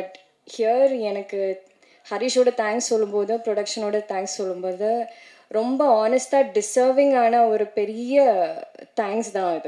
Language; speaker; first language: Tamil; non-native, learner; Malayalam